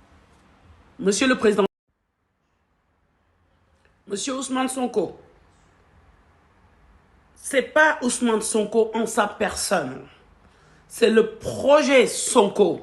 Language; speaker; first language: French; non-native, local second language; Wolof